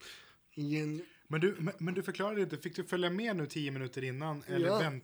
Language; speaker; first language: Swedish; native; Swedish